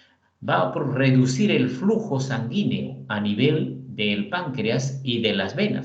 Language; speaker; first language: Spanish; native; Spanish